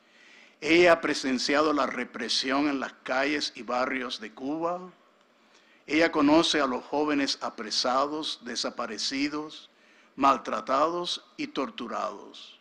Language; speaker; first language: Spanish; native; Spanish